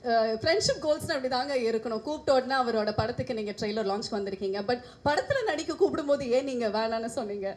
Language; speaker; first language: Tamil; native; Tamil